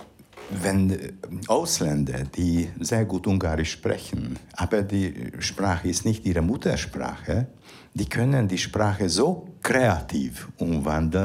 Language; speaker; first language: German; non-native, fluent; Hungarian